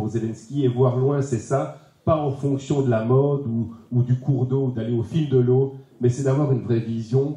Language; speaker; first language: French; native; French